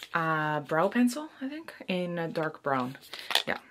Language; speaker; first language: English; non-native, fluent; Italian